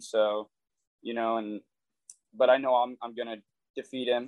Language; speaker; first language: English; native; English